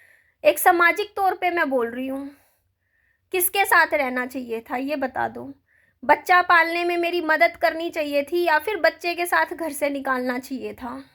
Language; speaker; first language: Hindi; native; Hindi